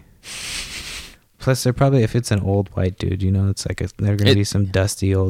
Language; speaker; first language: English; native; English